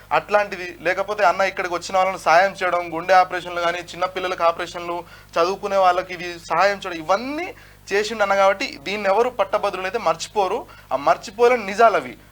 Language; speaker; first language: Telugu; non-native, local second language; Lambadi